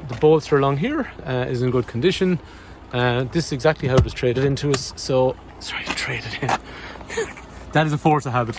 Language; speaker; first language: English; native; English